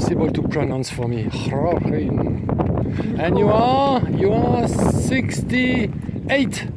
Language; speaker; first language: English; non-native, learner; French